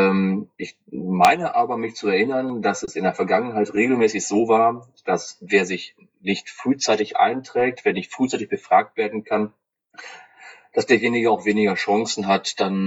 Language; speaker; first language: German; native; German